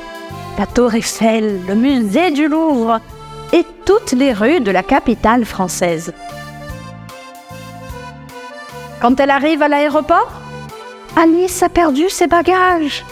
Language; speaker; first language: French; non-native, fluent; Spanish